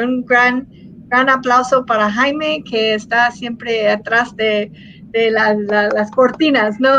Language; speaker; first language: Spanish; non-native, fluent; English